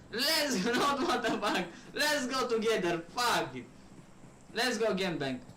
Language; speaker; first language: English; non-native, learner; Romanian